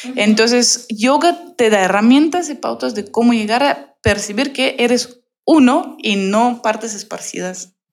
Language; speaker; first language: Spanish; non-native, fluent; Russian